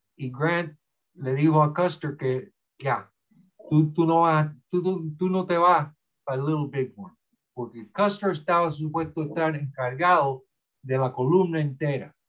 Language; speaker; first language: Spanish; early bilingual, heritage; Spanish